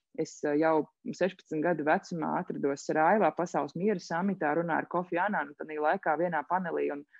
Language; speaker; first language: Latvian; native; Latvian